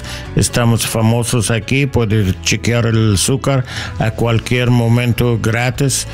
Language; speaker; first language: Spanish; non-native, learner; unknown